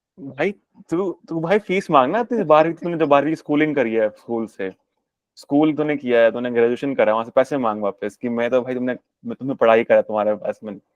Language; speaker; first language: Hindi; native; Hindi